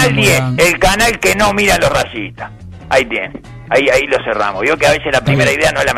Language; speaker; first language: Spanish; native; Spanish